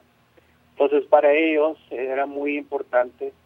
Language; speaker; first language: Spanish; non-native, local second language; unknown